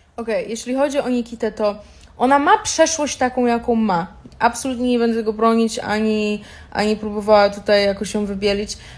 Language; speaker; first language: Polish; early bilingual, heritage; Polish